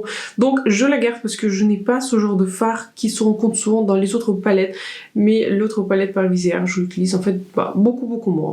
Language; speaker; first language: French; native; French